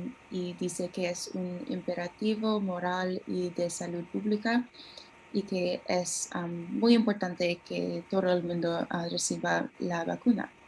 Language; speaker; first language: Spanish; non-native, learner; English